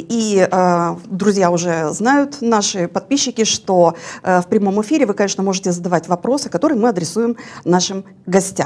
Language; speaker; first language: Russian; native; Russian